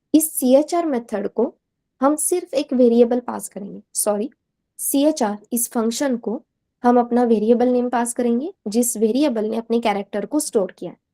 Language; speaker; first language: Hindi; non-native, local second language; Marathi